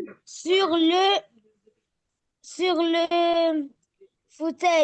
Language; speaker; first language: French; non-native, learner; Arabic